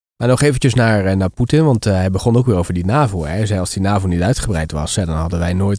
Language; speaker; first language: Dutch; native; Dutch